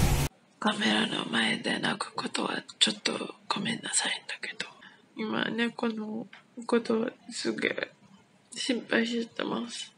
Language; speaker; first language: Japanese; non-native, learner; English